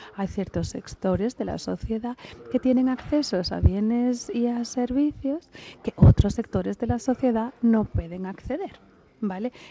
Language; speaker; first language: Spanish; non-native, fluent; English